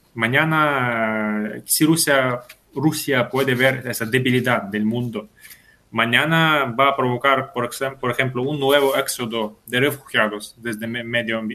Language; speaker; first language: Spanish; non-native, fluent; Ukrainian